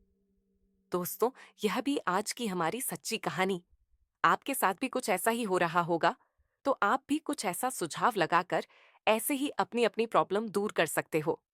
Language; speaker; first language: Hindi; native; Hindi